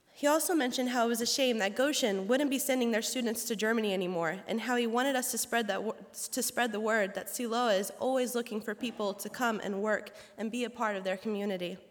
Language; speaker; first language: English; native; English